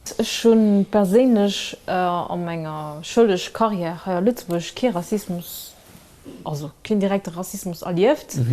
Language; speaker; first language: Luxembourgish; early bilingual, other home language; Kabuverdianu